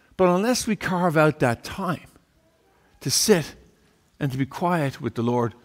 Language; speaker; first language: English; native; English